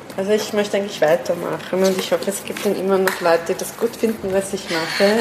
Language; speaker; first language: German; early bilingual, other home language; Persian